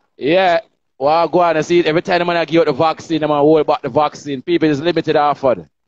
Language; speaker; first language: English; non-native, local second language; Jamaican Creole English